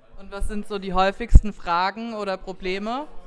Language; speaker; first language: German; native; German